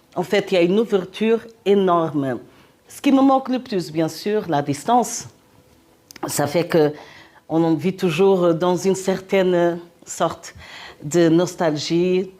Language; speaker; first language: French; non-native, fluent; Portuguese